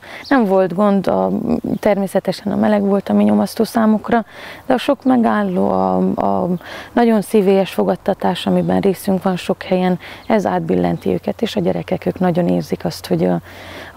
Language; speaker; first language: Hungarian; native; Hungarian